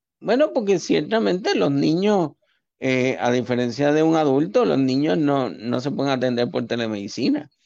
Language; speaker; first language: Spanish; native; Spanish